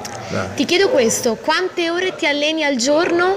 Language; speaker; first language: Italian; native; Italian